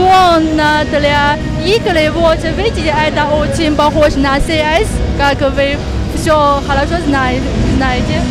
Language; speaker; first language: Russian; non-native, fluent; Chinese